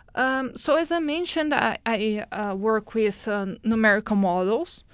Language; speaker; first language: English; non-native, fluent; Portuguese